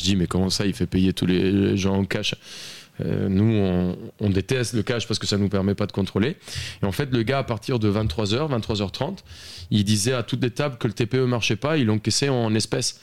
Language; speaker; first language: French; non-native, fluent; Spanish